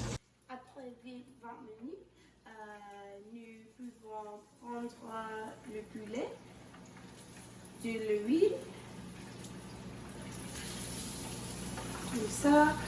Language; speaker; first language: French; non-native, learner; English